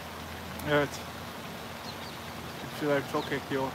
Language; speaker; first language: Turkish; non-native, learner; English